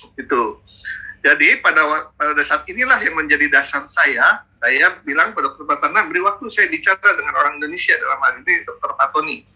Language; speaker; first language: Indonesian; native; Indonesian